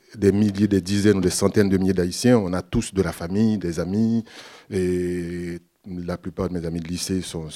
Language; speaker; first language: French; native; French